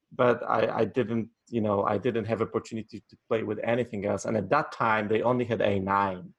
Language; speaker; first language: English; non-native, fluent; Polish